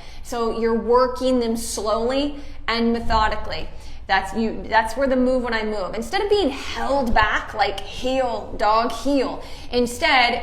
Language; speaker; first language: English; native; English